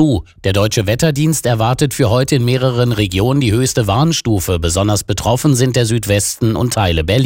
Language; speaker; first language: German; native; German